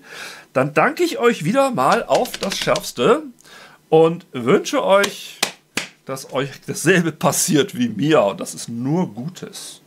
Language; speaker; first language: German; native; German